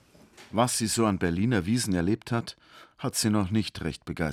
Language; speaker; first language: German; native; German